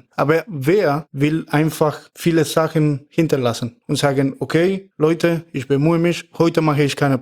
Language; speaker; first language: German; non-native, fluent; Spanish